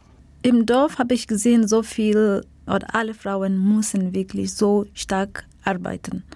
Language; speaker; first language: German; non-native, learner; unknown